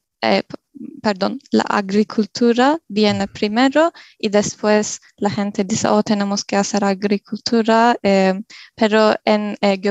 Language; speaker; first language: Spanish; non-native, learner; Turkish